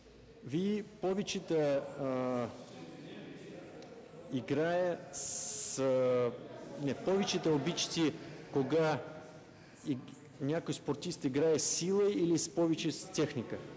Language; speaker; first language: Bulgarian; non-native, learner; Russian